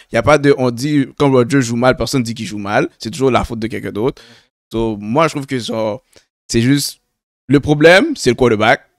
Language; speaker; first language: French; native; French